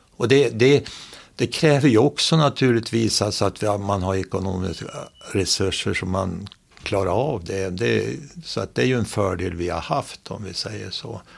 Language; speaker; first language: Swedish; native; Swedish